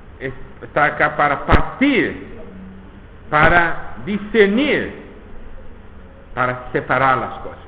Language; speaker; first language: Spanish; non-native, fluent; Portuguese